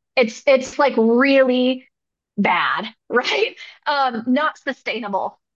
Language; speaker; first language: English; native; English